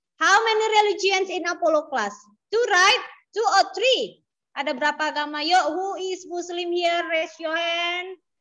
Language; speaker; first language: English; non-native, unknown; Indonesian